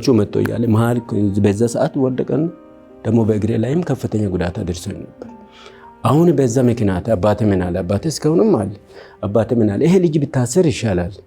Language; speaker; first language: Amharic; non-native, local second language; Sidamo